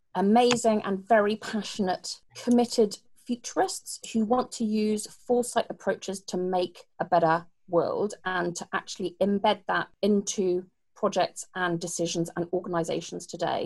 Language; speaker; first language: English; native; English